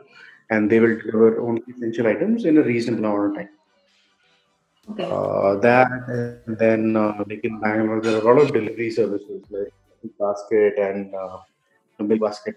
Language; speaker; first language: English; non-native, local second language; Hindi